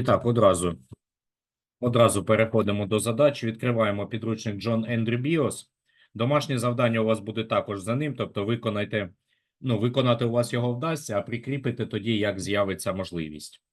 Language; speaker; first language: Ukrainian; native; Ukrainian